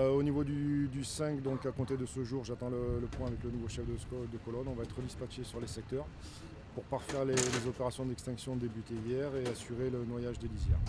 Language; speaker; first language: French; native; French